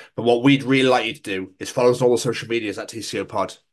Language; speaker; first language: English; native; English